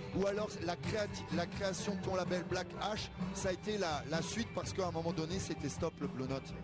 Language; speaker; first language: French; native; French